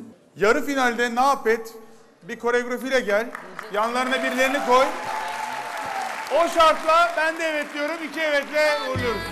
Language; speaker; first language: Turkish; native; Turkish